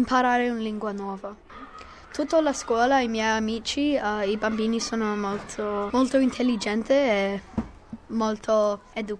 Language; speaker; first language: Italian; non-native, learner; English